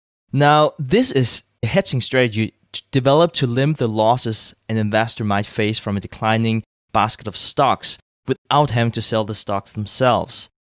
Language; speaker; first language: English; non-native, fluent; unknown